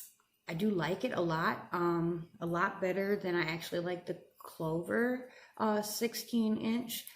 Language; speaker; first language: English; native; English